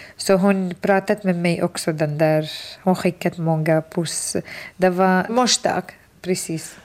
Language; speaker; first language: Swedish; non-native, fluent; Arabic